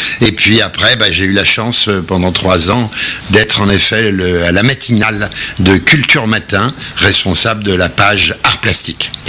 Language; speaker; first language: French; native; French